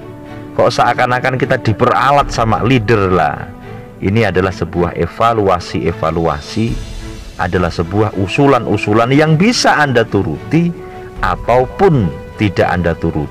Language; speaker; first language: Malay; non-native, local second language; Javanese